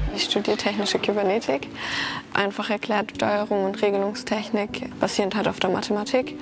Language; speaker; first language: German; native; German